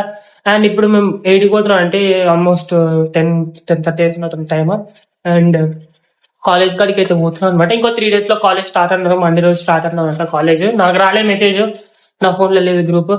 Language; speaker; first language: Telugu; native; Telugu